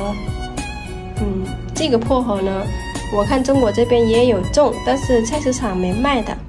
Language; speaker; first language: Chinese; non-native, fluent; Lao